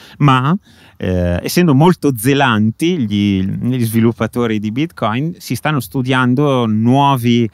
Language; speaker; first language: Italian; native; Italian